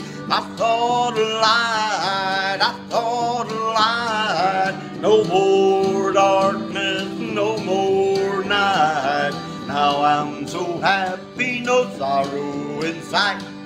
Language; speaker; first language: English; native; English